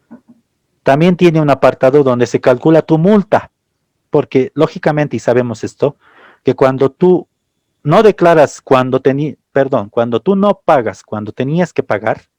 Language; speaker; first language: Spanish; native; Spanish